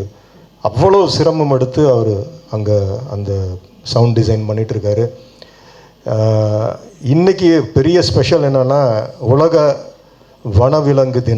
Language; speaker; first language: Tamil; native; Tamil